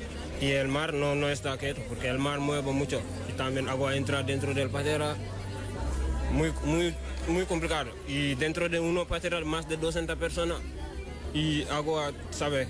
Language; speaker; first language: Spanish; non-native, learner; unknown